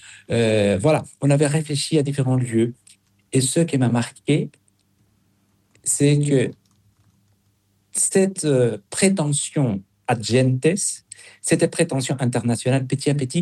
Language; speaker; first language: French; non-native, fluent; Spanish